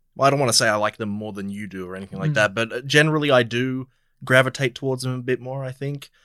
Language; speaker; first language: English; non-native, fluent; Polish